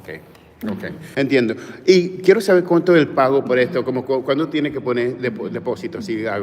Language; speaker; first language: Spanish; early bilingual, heritage; English